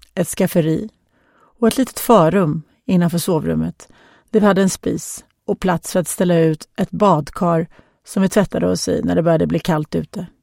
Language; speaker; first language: Swedish; non-native, fluent; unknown